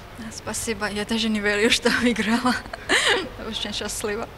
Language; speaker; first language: Russian; non-native, learner; Georgian